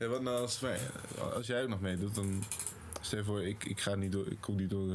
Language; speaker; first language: Dutch; native; Dutch